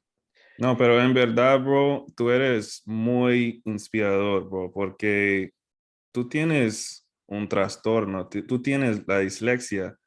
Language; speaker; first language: Spanish; non-native, fluent; English